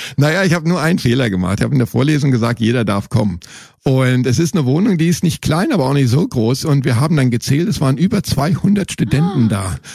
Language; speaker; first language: German; non-native, fluent; Swedish